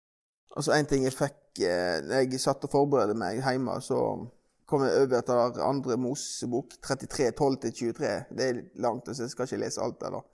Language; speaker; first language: Norwegian; native; Norwegian